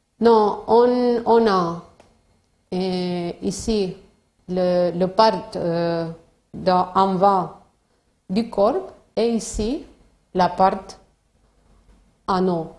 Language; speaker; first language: French; non-native, learner; Spanish